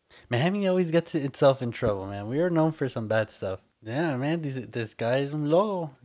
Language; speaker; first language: English; early bilingual, other home language; Spanish